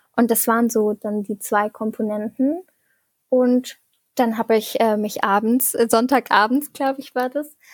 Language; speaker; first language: German; native; German